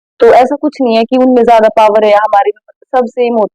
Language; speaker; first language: Hindi; native; Hindi